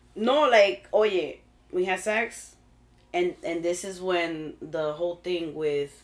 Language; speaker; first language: English; early bilingual, other home language; Spanish